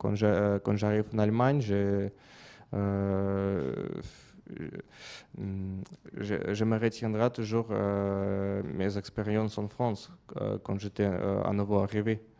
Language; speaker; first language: French; non-native, fluent; Russian